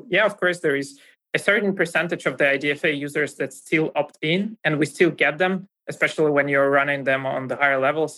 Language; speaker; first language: English; non-native, fluent; Russian